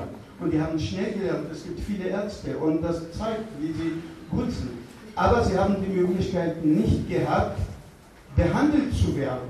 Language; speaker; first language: German; non-native, fluent; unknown